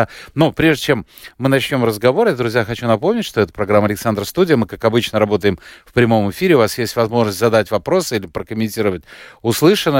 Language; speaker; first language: Russian; native; Russian